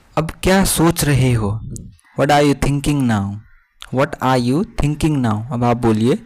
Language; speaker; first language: Hindi; native; Hindi